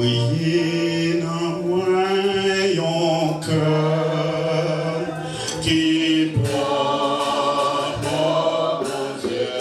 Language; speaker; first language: French; non-native, local second language; Haitian Creole